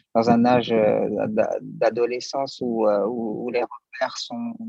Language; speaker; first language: French; native; French